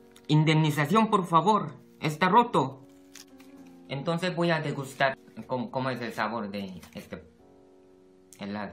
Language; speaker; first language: Spanish; non-native, fluent; Korean